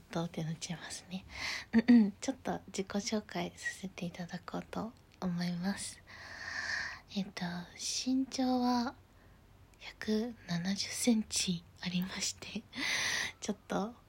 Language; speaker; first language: Japanese; native; Japanese